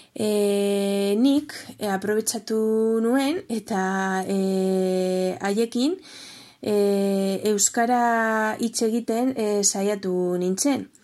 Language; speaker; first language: Basque; non-native, local second language; Spanish